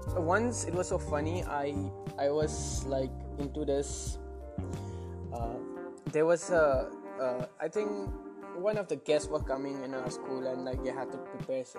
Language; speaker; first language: English; non-native, local second language; Manipuri